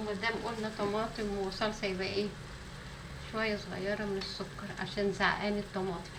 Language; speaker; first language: Arabic; native; Arabic